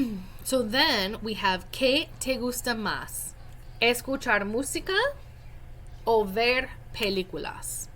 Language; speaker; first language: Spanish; non-native, fluent; English